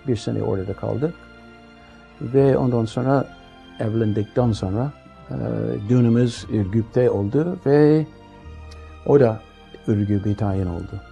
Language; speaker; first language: Turkish; non-native, fluent; English